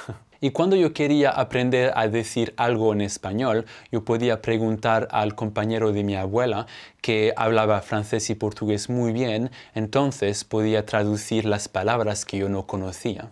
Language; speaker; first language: Spanish; non-native, fluent; French